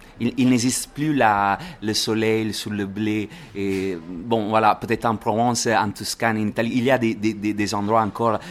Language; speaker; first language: French; non-native, learner; Italian